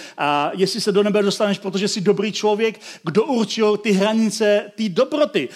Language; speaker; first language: Czech; native; Czech